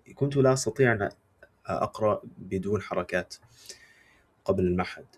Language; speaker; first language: Arabic; non-native, fluent; English